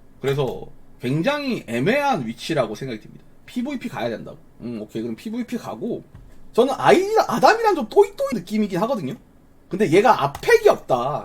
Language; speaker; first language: Korean; native; Korean